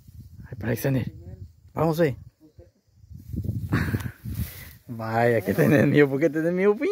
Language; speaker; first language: Spanish; native; Spanish